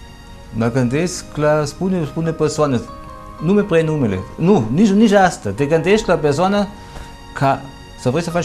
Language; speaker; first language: Romanian; non-native, fluent; German